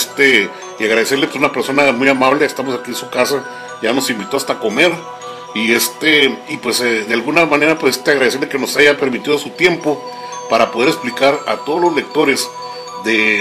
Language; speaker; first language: Spanish; native; Spanish